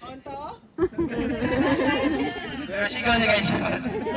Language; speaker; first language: Japanese; non-native, learner; Filipino